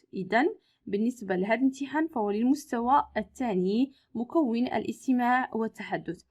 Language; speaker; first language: Arabic; native; Arabic